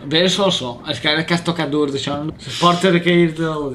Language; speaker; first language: Catalan; native; Catalan